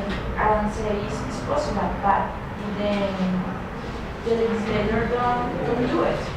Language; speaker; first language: English; non-native, learner; Spanish